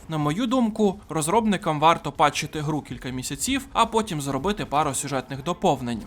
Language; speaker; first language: Ukrainian; native; Ukrainian